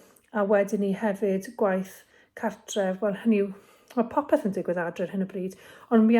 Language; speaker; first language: Welsh; native; Welsh